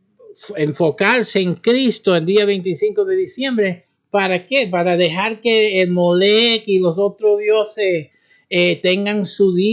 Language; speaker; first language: Spanish; early bilingual, heritage; Spanish